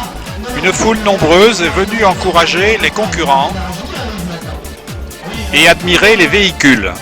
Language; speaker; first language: French; native; French